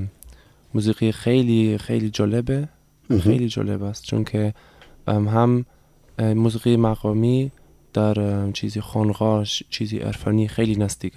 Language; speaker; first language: Persian; non-native, learner; German